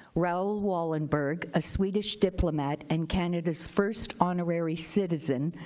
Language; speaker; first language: English; native; English